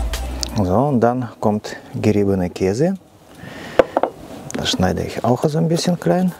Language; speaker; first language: German; non-native, learner; Russian